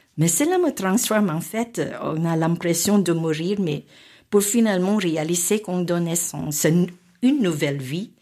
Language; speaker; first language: French; non-native, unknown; Filipino